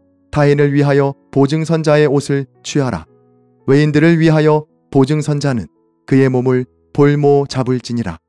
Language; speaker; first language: Korean; native; Korean